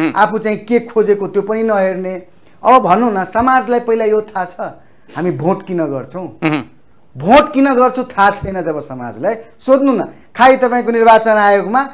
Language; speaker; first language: Nepali; non-native, local second language; Maithili